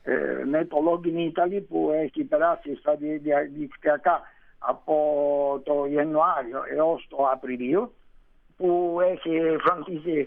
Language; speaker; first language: Greek; non-native, learner; Italian